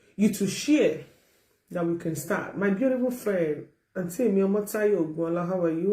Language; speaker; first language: English; non-native, local second language; Yoruba